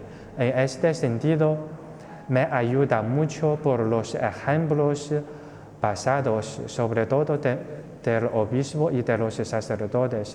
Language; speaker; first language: Spanish; non-native, fluent; Chinese